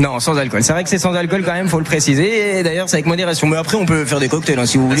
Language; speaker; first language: French; native; French